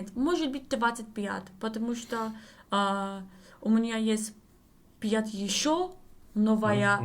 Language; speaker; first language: Russian; non-native, learner; English